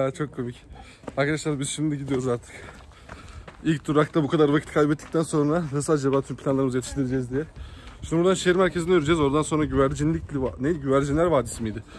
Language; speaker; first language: Turkish; native; Turkish